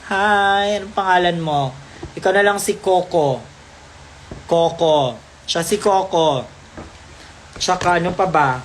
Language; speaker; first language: Filipino; non-native, local second language; Cebuano